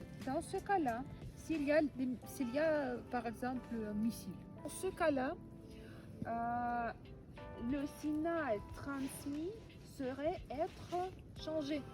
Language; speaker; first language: French; non-native, learner; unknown